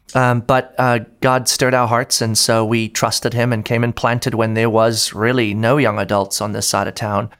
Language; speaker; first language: English; native; English